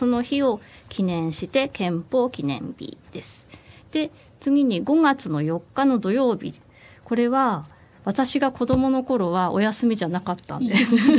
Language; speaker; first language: Japanese; native; Japanese